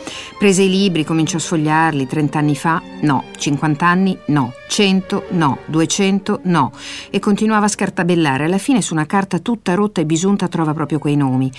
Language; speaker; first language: Italian; native; Italian